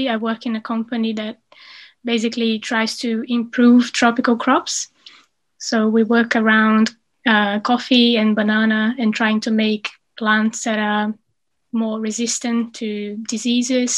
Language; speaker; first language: English; non-native, fluent; Portuguese